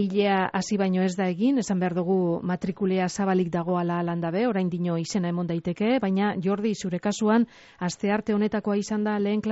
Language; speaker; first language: Basque; native; Basque